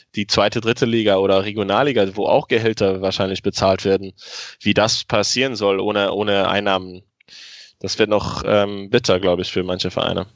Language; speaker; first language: German; non-native, local second language; Luxembourgish